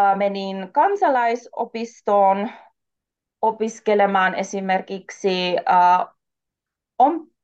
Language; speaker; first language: Finnish; non-native, fluent; German